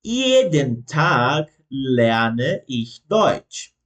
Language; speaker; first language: German; non-native, fluent; Portuguese